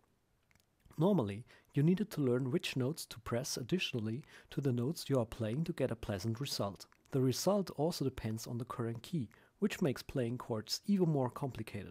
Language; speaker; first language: English; non-native, fluent; German